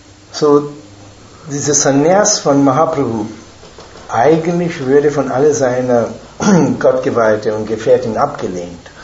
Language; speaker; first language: German; non-native, fluent; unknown